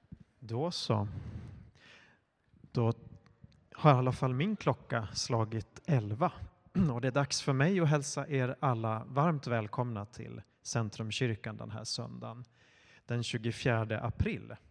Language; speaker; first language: Swedish; native; Swedish